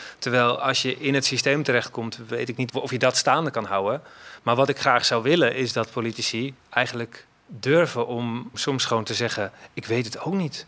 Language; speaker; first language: Dutch; native; Dutch